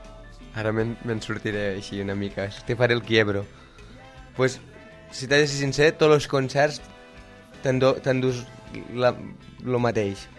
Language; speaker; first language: Catalan; native; Catalan